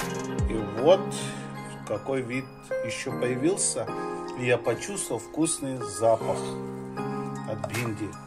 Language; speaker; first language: Russian; non-native, fluent; Hindi